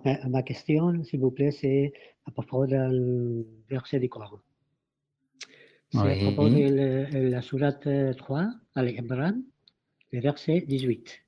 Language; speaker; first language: French; non-native, fluent; Spanish